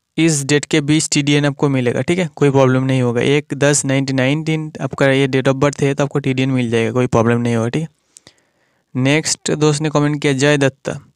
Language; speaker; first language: Hindi; non-native, local second language; Bangla